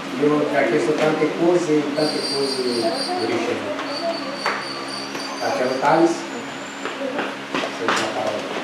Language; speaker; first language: Italian; non-native, learner; Portuguese